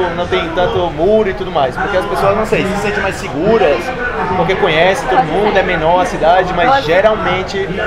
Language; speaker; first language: Portuguese; native; Portuguese